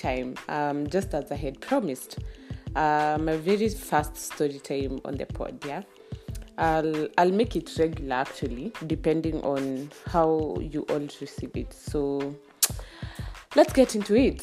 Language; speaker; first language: English; non-native, local second language; Swahili